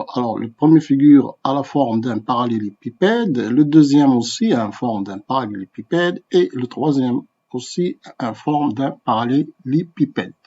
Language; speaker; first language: French; non-native, local second language; Arabic